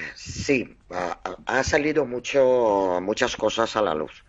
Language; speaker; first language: Spanish; non-native, fluent; Russian